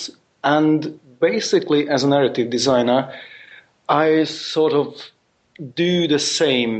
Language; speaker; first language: English; non-native, fluent; Hungarian